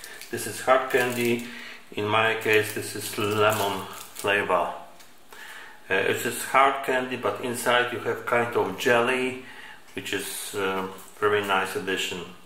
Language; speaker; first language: English; non-native, fluent; Polish